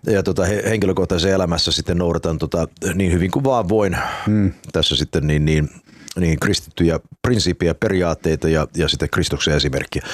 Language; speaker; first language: Finnish; early bilingual, heritage; Finnish